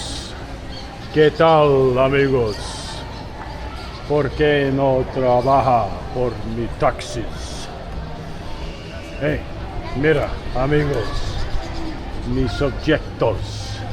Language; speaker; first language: Spanish; non-native, learner; English